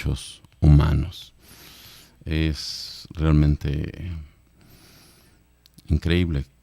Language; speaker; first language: Spanish; native; Spanish